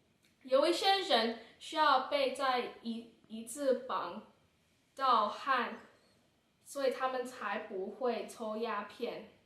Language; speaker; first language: Chinese; non-native, learner; English